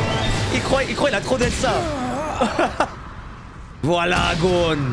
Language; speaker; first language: French; native; French